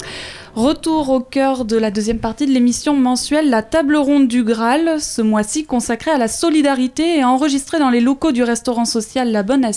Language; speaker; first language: French; native; French